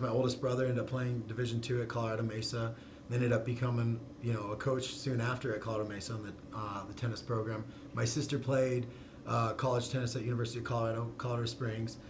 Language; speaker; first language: English; native; English